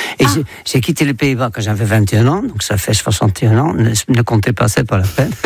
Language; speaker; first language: French; non-native, fluent; Dutch